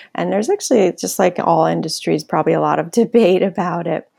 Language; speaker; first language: English; native; English